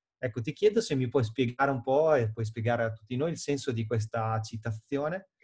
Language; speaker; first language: Italian; native; Italian